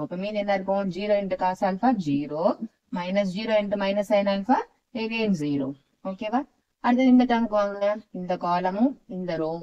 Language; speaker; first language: Tamil; native; Tamil